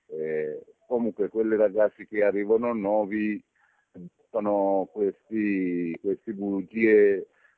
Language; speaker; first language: Italian; non-native, learner; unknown